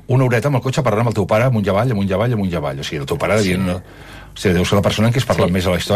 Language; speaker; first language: Catalan; native; Catalan